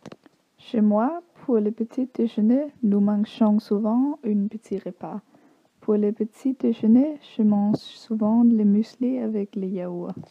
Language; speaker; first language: French; non-native, learner; Danish